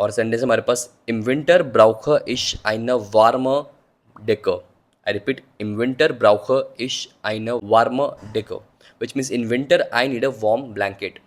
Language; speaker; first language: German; non-native, learner; Hindi